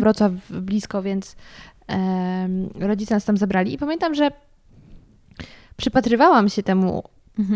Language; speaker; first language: Polish; native; Polish